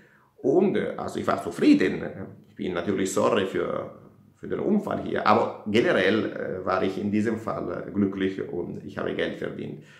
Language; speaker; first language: German; non-native, fluent; Italian